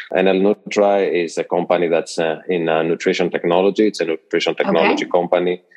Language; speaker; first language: English; non-native, fluent; Greek